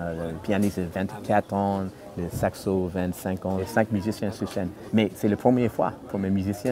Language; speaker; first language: French; non-native, fluent; English